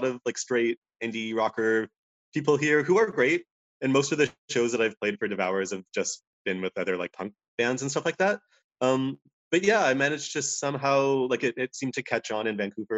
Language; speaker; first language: English; native; English